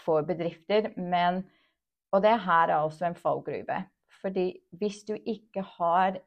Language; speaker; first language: Norwegian; non-native, fluent; English